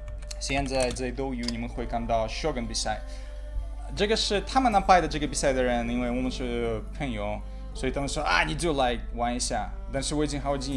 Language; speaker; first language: Chinese; non-native, learner; Russian